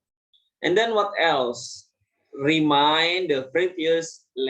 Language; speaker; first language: English; non-native, fluent; Indonesian